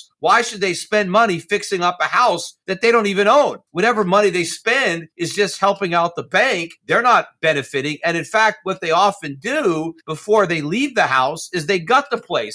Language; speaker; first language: English; native; English